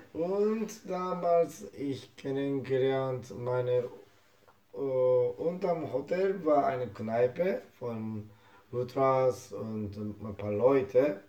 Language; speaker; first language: German; non-native, learner; Japanese